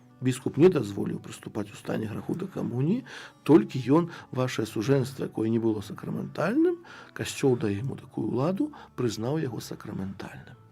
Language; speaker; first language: Belarusian; non-native, local second language; Russian